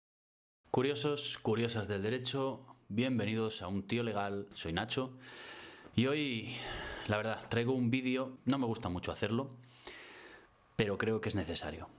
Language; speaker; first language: Spanish; native; Spanish